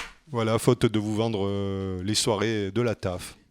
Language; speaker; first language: French; native; French